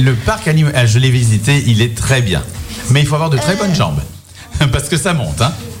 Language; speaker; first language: French; native; French